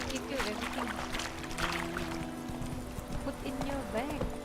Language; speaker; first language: English; non-native, learner; Indonesian